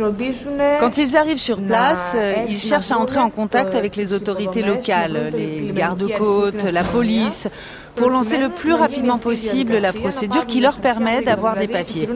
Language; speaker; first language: French; native; French